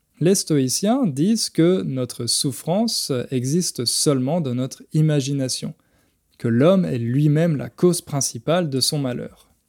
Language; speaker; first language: French; native; French